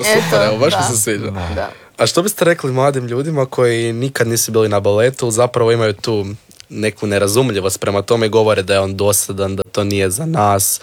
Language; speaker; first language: Serbian; native; Serbian